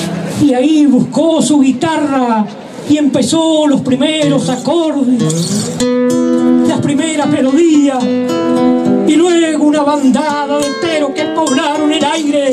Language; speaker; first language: Spanish; native; Spanish